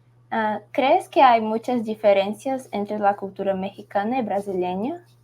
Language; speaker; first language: Spanish; non-native, learner; Portuguese